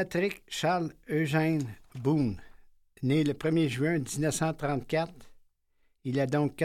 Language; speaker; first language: French; native; French